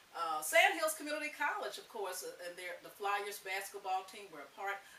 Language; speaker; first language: English; native; English